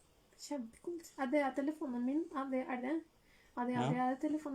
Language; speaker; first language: Norwegian; non-native, learner; Spanish